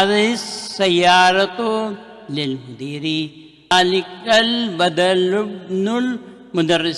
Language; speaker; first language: Arabic; non-native, learner; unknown